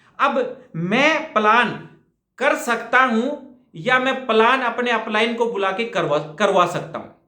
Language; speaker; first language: Hindi; native; Hindi